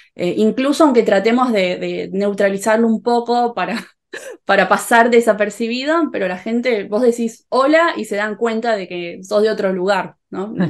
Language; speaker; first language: Spanish; native; Spanish